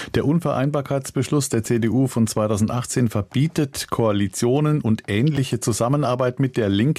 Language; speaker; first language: German; native; German